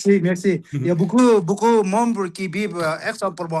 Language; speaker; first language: French; non-native, learner; Sherpa